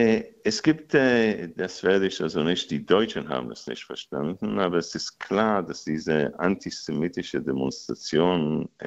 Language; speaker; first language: German; non-native, fluent; Hebrew